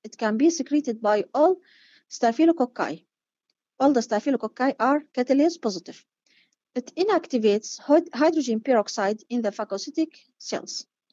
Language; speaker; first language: English; non-native, fluent; Arabic